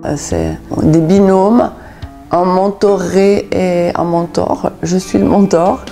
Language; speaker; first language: French; native; French